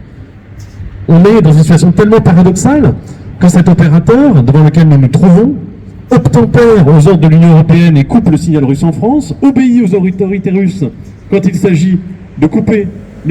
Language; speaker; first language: French; native; French